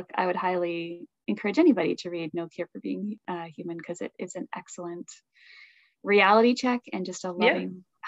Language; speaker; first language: English; native; English